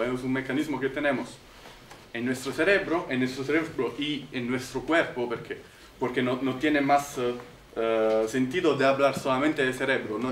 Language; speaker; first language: Spanish; non-native, fluent; Italian